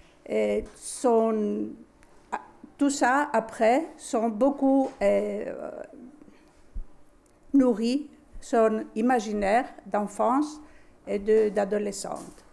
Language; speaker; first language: French; non-native, fluent; Greek